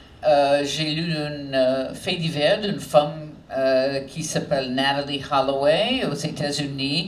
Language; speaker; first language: French; non-native, fluent; English